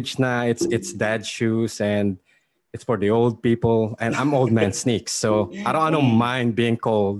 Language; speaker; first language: English; non-native, local second language; Filipino